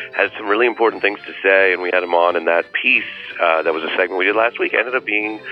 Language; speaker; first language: English; native; English